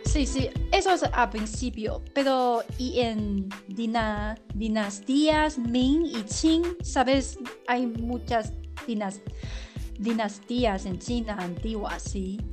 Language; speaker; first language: Spanish; non-native, learner; Chinese